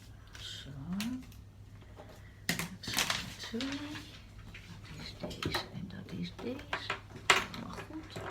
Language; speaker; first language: Dutch; native; Dutch